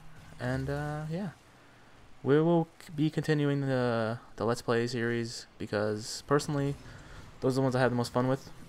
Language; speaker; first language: English; native; English